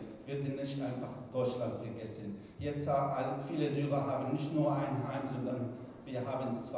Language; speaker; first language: German; non-native, fluent; Arabic